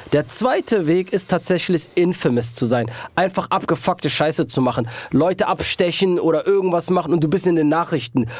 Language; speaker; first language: German; native; German